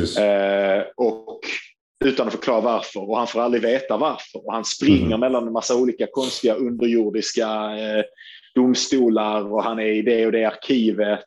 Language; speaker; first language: Swedish; early bilingual, other home language; Turkish